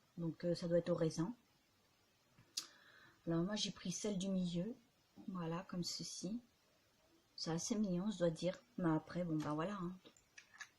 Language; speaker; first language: French; native; French